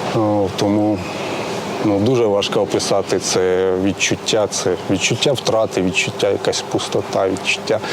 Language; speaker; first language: Ukrainian; non-native, local second language; Russian